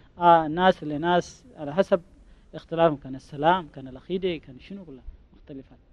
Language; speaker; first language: Arabic; native; Arabic